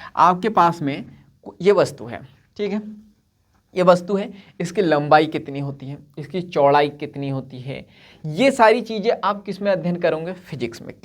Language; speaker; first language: Hindi; native; Hindi